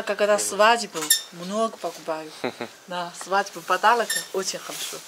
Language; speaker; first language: Russian; non-native, learner; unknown